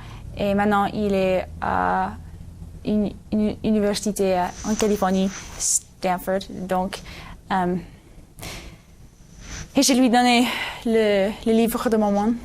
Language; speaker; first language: French; non-native, learner; English